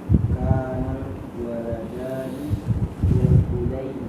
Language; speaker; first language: Arabic; non-native, learner; Indonesian